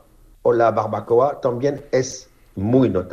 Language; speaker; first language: Spanish; non-native, fluent; French